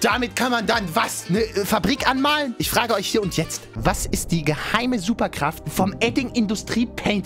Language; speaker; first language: German; native; German